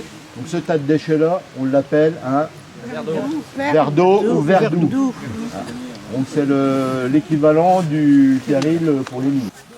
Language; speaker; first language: French; native; French